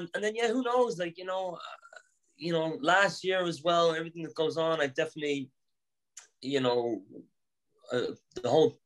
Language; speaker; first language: English; native; English